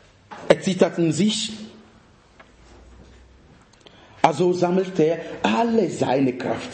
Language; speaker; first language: German; non-native, fluent; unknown